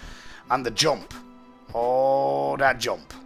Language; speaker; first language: English; native; English